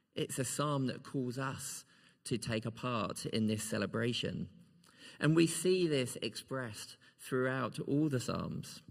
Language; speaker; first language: English; native; English